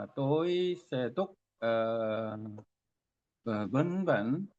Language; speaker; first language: Vietnamese; non-native, learner; Korean